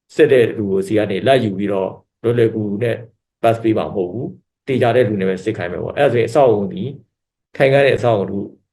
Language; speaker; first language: Burmese; native; Burmese